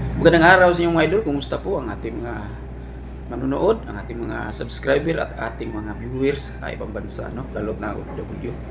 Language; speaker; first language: Filipino; non-native, local second language; Cebuano